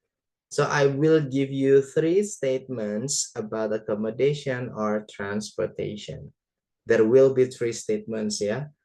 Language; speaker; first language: English; non-native, fluent; Indonesian